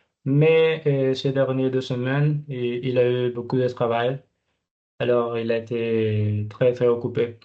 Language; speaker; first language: French; non-native, learner; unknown